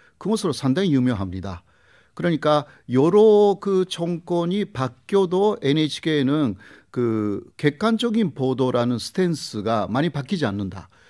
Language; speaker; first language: Korean; non-native, fluent; Japanese